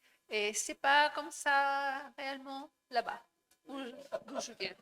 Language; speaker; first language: French; non-native, fluent; Spanish